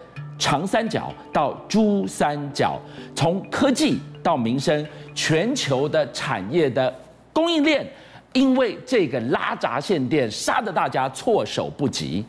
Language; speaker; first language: Chinese; native; Chinese